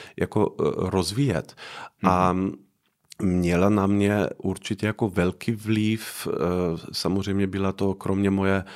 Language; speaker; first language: Czech; non-native, fluent; Slovenian